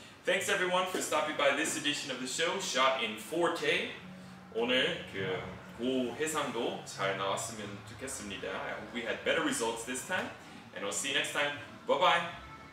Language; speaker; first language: English; native; English